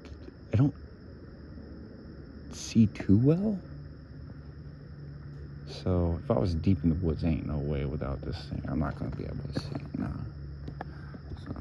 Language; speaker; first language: English; native; English